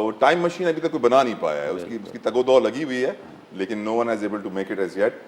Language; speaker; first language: Urdu; native; Urdu